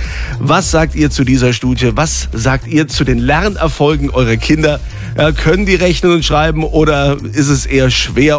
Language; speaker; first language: German; native; German